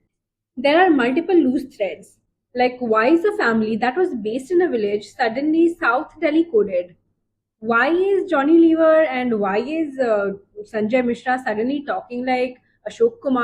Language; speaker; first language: English; non-native, local second language; Hindi